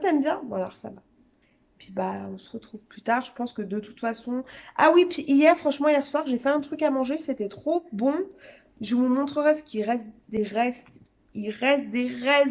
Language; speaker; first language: French; native; French